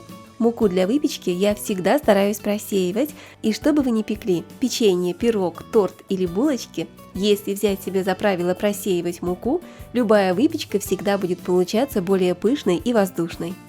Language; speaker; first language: Russian; native; Russian